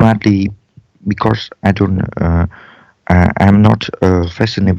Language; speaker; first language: English; non-native, learner; Vietnamese